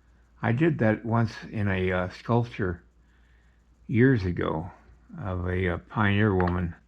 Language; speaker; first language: English; native; English